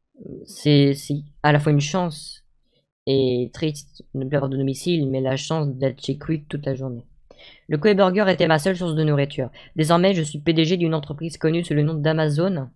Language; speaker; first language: French; native; French